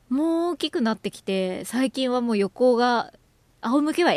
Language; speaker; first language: Japanese; native; Japanese